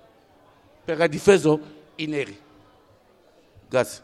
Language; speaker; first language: Italian; non-native, fluent; French